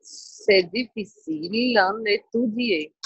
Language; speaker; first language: French; non-native, learner; Portuguese